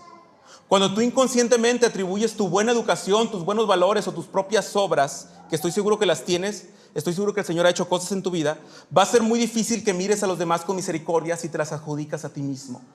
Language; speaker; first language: Spanish; native; Spanish